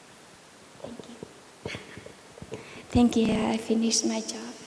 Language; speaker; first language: English; non-native, learner; Vietnamese